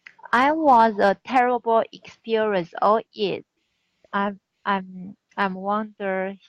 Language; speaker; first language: English; non-native, learner; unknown